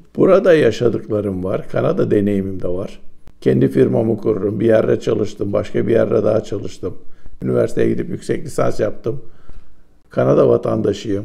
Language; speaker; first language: Turkish; native; Turkish